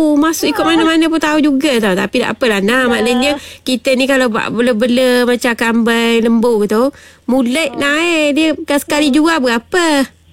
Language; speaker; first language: Malay; native; Malay